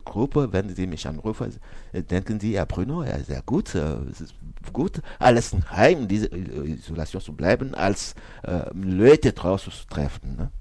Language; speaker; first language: German; non-native, learner; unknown